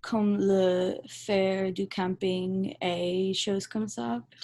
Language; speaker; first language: French; non-native, learner; English